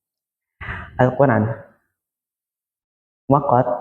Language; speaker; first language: Arabic; non-native, learner; Indonesian